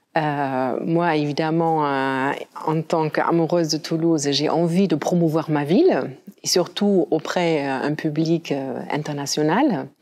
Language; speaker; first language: French; non-native, fluent; German